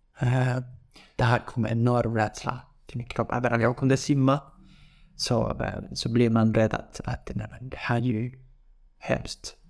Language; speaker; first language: Swedish; non-native, fluent; Kurdish